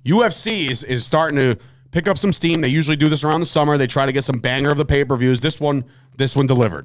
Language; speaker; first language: English; native; English